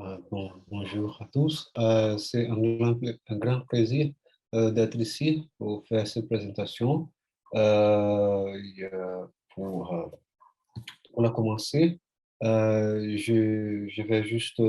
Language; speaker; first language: French; non-native, fluent; Portuguese